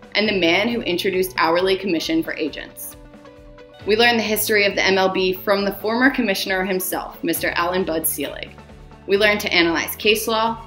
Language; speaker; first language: English; native; English